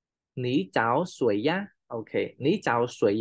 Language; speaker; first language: Chinese; non-native, learner; Khmer